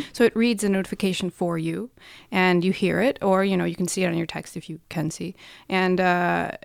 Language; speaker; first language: English; non-native, fluent; Russian